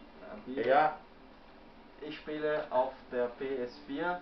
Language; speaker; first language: German; native; German